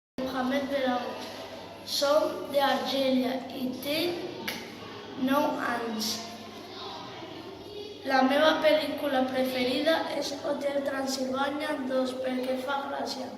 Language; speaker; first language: Catalan; early bilingual, other home language; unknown